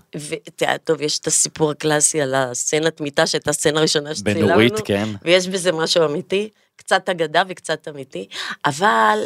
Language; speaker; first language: Hebrew; native; Hebrew